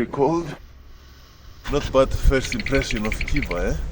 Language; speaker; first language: English; non-native, fluent; Greek